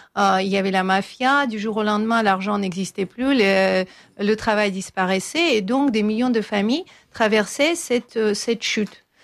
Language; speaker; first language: French; non-native, fluent; Armenian